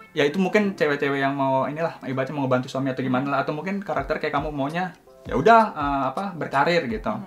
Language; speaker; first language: Indonesian; native; Indonesian